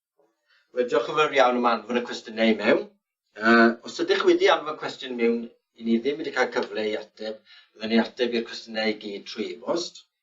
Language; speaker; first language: Welsh; native; Welsh